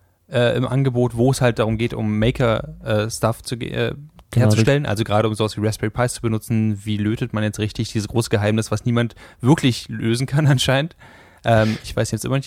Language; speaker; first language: German; native; German